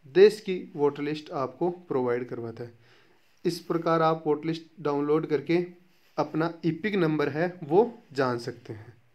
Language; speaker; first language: Hindi; native; Hindi